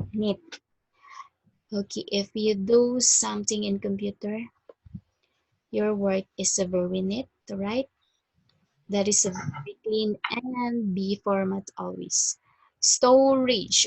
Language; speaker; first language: English; non-native, fluent; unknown